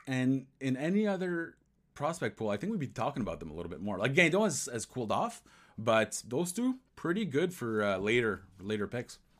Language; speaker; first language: English; native; English